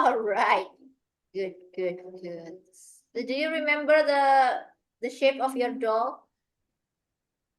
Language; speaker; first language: English; non-native, fluent; Indonesian